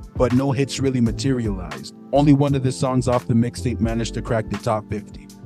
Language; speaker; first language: English; native; English